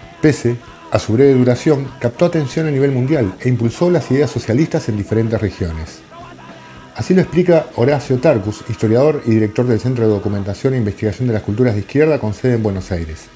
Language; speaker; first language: Spanish; native; Spanish